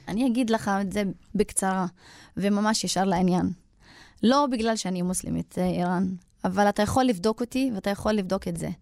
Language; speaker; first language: Hebrew; non-native, local second language; Arabic